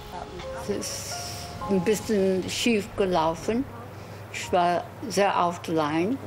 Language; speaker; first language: German; non-native, fluent; English